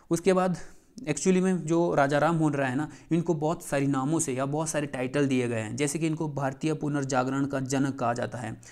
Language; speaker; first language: Hindi; native; Hindi